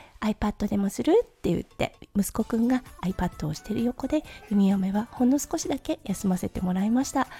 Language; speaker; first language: Japanese; native; Japanese